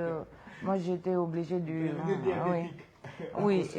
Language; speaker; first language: French; non-native, fluent; Romanian